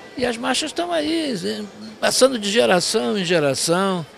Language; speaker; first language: Portuguese; native; Portuguese